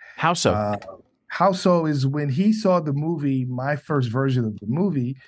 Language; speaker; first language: English; native; English